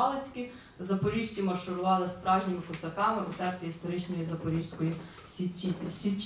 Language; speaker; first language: Ukrainian; native; Ukrainian